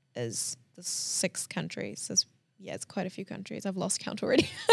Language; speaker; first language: English; early bilingual, other home language; Hindi